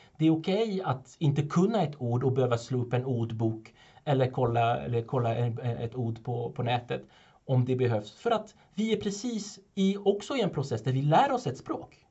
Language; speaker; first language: Swedish; non-native, fluent; French